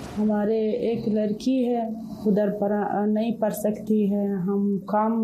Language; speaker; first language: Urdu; non-native, learner; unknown